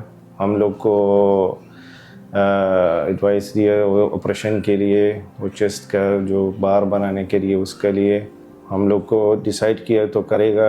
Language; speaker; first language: Hindi; non-native, learner; Arabic